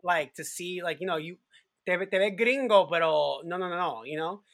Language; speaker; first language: English; non-native, fluent; Spanish